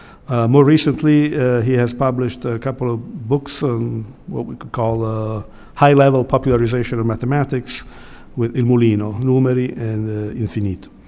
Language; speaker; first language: English; non-native, fluent; Italian